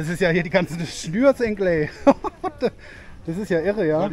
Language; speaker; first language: German; native; German